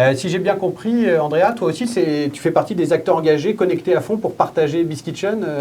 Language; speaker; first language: French; native; French